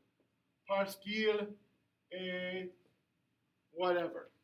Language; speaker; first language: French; non-native, fluent; English